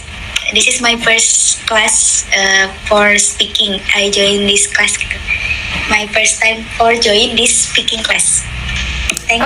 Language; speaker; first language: English; non-native, fluent; Indonesian